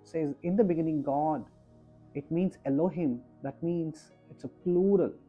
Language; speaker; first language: English; non-native, local second language; Kannada